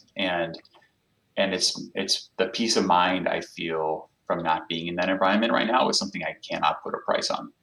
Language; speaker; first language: English; non-native, fluent; Portuguese